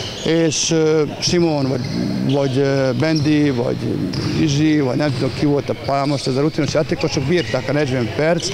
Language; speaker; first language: Hungarian; non-native, fluent; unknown